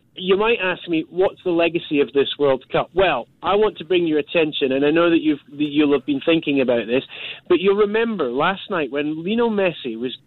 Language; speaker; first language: English; native; English